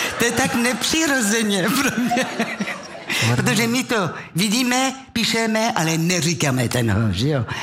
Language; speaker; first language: Czech; non-native, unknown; French